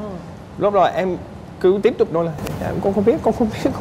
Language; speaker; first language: Vietnamese; non-native, fluent; English